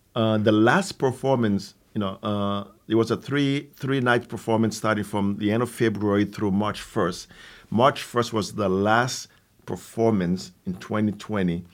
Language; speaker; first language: English; non-native, fluent; Haitian Creole